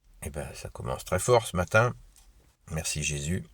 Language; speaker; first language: French; native; French